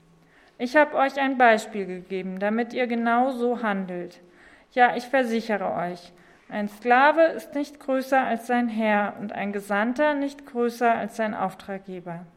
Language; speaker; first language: German; native; German